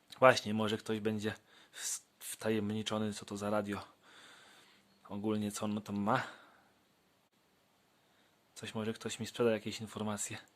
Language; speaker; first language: Polish; native; Polish